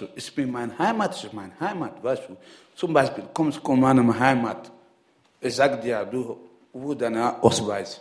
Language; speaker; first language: German; non-native, learner; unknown